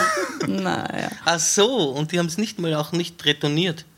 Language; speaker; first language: German; native; German